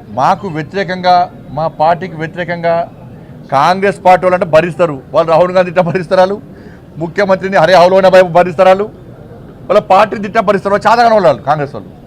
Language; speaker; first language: Telugu; native; Telugu